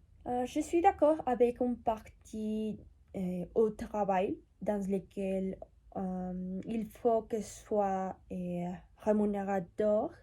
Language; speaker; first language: French; non-native, learner; Spanish